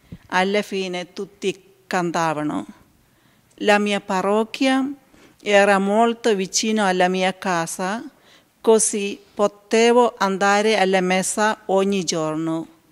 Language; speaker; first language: Italian; non-native, fluent; Malayalam